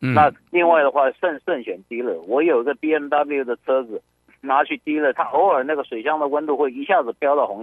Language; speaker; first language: Chinese; native; Chinese